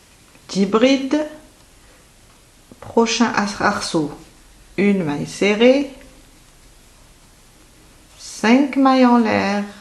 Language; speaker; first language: French; native; French